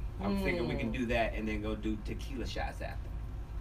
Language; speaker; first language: English; native; English